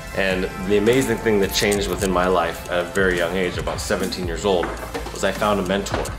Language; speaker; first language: English; native; English